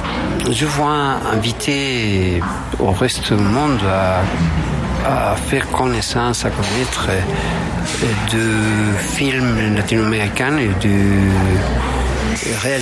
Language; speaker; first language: French; non-native, fluent; Spanish